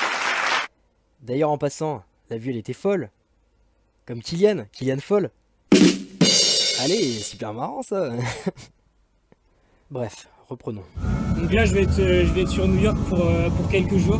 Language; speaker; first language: French; native; French